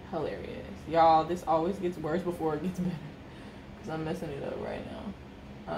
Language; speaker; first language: English; native; English